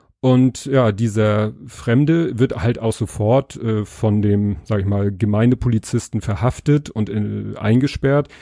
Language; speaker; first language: German; native; German